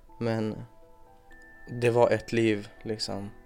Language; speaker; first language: Swedish; non-native, fluent; Persian